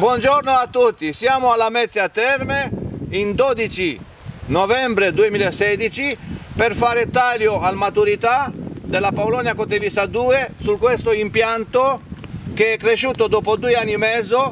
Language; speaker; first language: Italian; non-native, fluent; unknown